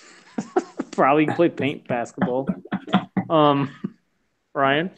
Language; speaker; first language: English; native; English